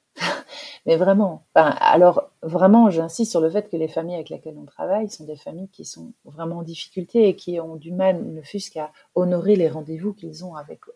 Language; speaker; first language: French; native; French